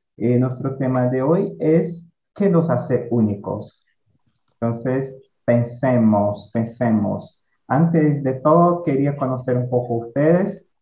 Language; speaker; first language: Spanish; non-native, fluent; Portuguese